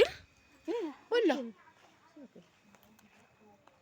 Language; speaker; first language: Arabic; non-native, learner; Filipino